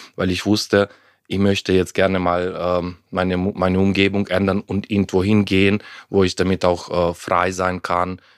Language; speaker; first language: German; non-native, fluent; Ukrainian